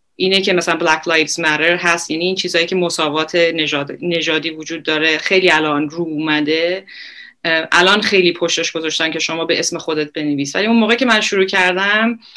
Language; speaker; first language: Persian; native; Persian